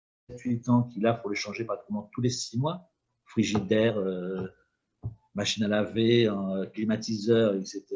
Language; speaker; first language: French; native; French